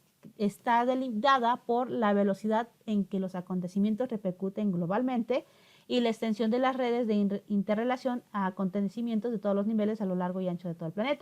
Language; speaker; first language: Spanish; native; Spanish